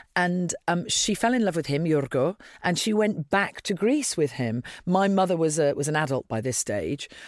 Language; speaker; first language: English; native; English